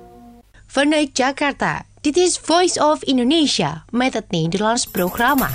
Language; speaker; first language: Dutch; non-native, fluent; Indonesian